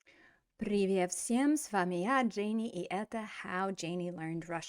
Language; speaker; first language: Russian; non-native, fluent; English